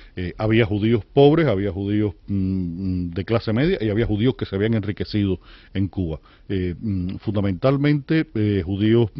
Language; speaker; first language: Spanish; native; Spanish